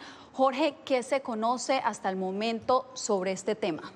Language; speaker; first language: Spanish; native; Spanish